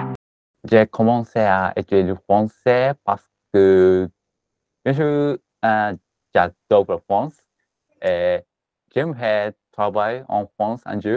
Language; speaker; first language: French; non-native, learner; Japanese